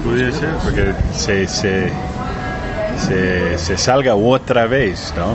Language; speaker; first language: Spanish; non-native, learner; English